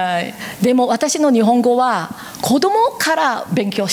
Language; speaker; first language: Japanese; non-native, learner; Korean